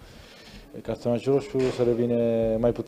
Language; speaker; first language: Romanian; non-native, learner; Italian